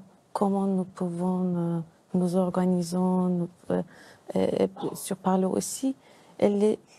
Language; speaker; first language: French; non-native, learner; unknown